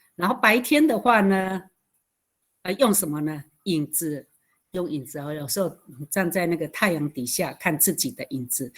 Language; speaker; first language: Chinese; non-native, local second language; Amis